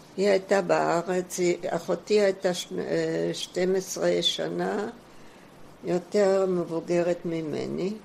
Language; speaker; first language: Hebrew; non-native, fluent; German